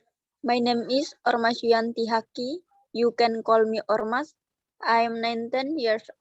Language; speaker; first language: English; non-native, learner; Indonesian